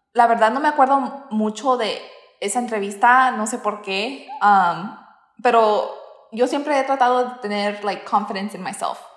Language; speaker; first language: Spanish; early bilingual, heritage; Spanish